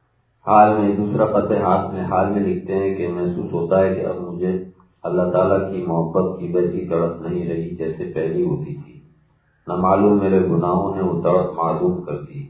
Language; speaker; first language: Urdu; native; Urdu